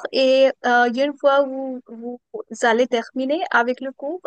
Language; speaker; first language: French; non-native, fluent; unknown